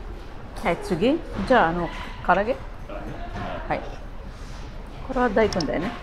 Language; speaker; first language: Japanese; non-native, learner; Arabic